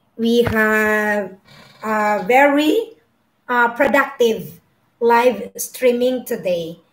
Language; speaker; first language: English; non-native, local second language; Filipino